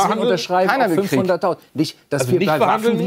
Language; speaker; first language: German; native; German